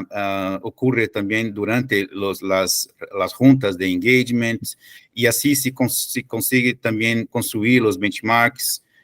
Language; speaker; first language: Spanish; non-native, fluent; Portuguese